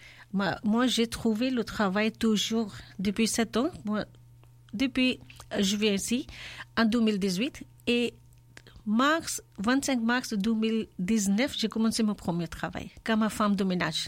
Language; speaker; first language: French; non-native, learner; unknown